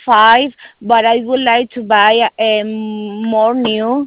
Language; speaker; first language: English; non-native, learner; Spanish